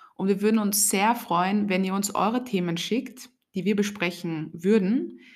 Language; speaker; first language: German; native; German